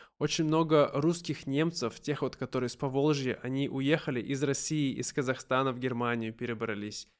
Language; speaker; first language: Russian; native; Russian